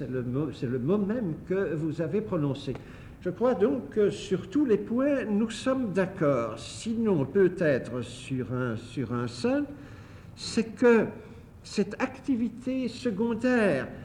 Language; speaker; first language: French; native; French